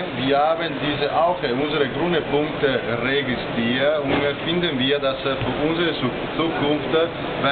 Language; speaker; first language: German; non-native, learner; Italian